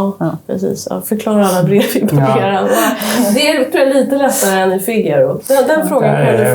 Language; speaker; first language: Swedish; native; Swedish